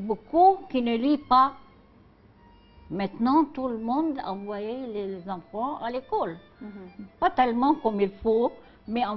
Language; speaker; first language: French; non-native, learner; Arabic